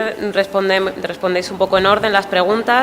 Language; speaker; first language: Spanish; native; Spanish